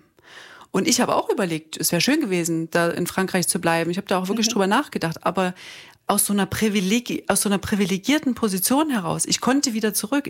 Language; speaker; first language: German; native; German